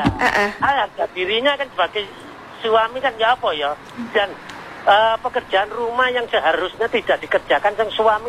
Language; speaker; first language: Indonesian; non-native, local second language; Javanese